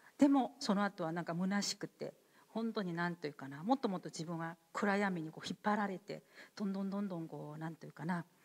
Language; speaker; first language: Japanese; non-native, fluent; Korean